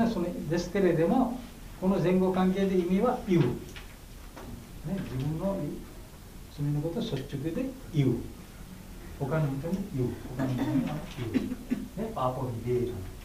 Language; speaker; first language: Japanese; non-native, fluent; Bangla